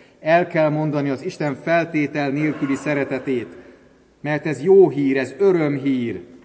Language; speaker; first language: Hungarian; native; Hungarian